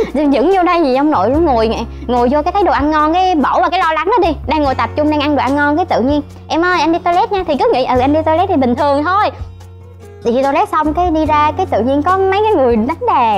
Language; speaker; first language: Vietnamese; native; Vietnamese